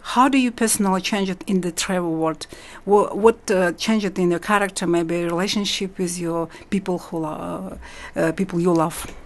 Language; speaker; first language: English; non-native, learner; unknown